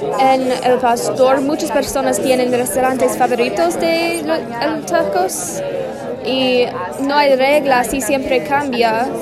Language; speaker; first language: Spanish; non-native, learner; English